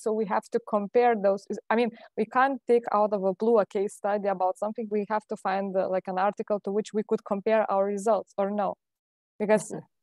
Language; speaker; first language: English; non-native, fluent; Lithuanian